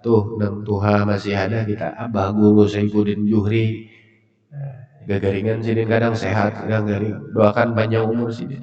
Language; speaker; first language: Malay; non-native, local second language; Banjar